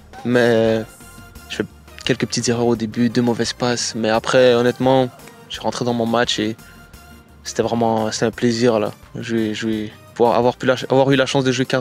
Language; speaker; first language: French; native; French